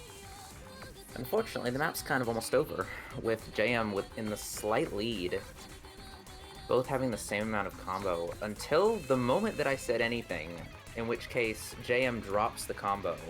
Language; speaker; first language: English; native; English